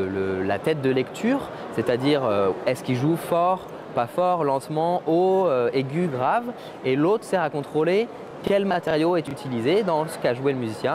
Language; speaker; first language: French; native; French